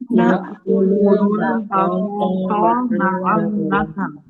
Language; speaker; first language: Arabic; non-native, learner; Indonesian